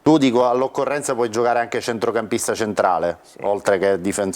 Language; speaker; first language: Italian; native; Italian